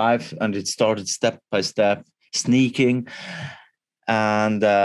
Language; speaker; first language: English; non-native, fluent; Swiss German